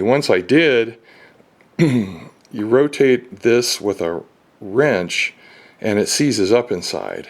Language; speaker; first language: English; native; English